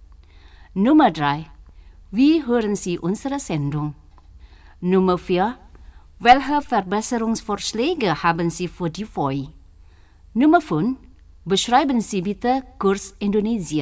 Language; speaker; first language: German; non-native, fluent; Indonesian